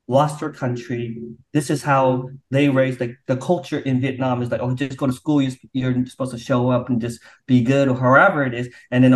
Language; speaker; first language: English; native; English